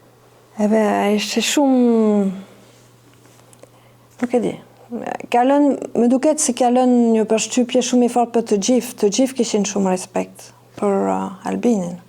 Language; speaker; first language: Albanian; non-native, fluent; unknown